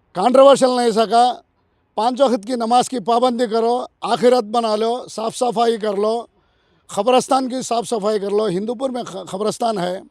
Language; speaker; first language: Hindi; non-native, local second language; Urdu